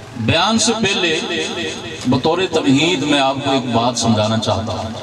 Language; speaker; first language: Urdu; non-native, local second language; Punjabi